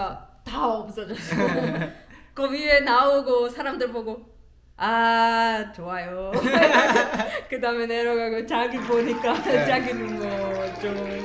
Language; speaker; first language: Korean; non-native, learner; German